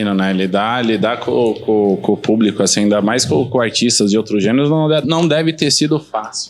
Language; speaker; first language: Portuguese; native; Portuguese